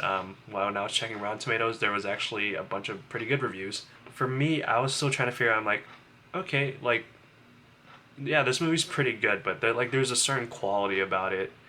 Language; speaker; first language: English; native; English